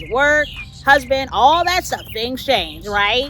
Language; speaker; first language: English; native; English